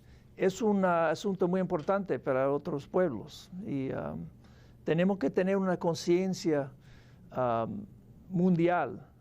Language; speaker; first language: Spanish; non-native, fluent; English